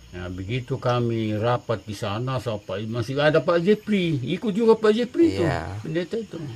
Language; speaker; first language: Indonesian; non-native, local second language; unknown